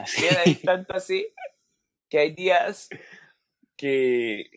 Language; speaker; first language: Spanish; native; Spanish